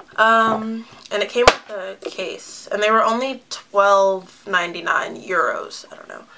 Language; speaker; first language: English; native; English